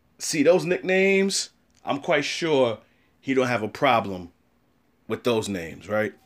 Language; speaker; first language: English; native; English